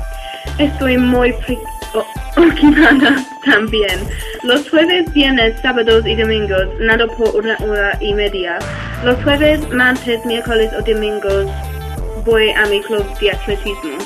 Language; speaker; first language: Spanish; non-native, learner; English